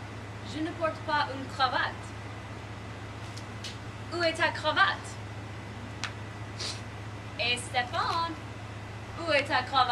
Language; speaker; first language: French; non-native, learner; English